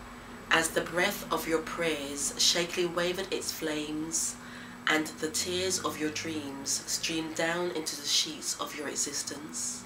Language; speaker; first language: English; native; English